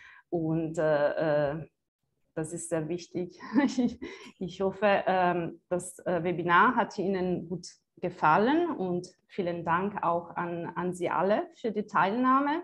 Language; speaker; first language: German; non-native, fluent; Italian